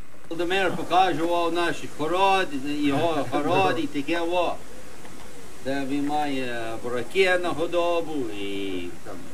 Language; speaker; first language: Ukrainian; early bilingual, heritage; Ukrainian